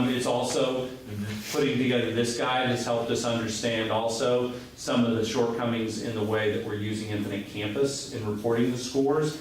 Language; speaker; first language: English; native; English